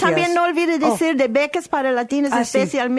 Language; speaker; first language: Spanish; non-native, learner; English